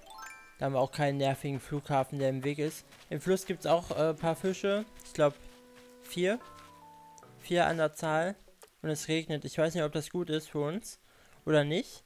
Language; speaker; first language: German; native; German